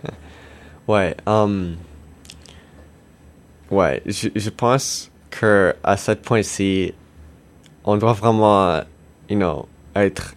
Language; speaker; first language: French; non-native, local second language; English